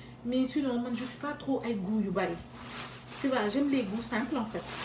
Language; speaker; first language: French; non-native, local second language; Wolof